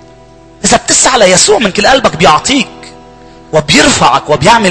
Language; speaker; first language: Arabic; native; Arabic